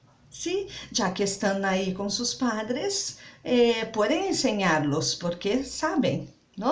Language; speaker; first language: Spanish; non-native, learner; Portuguese